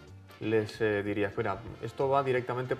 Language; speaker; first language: Spanish; native; Spanish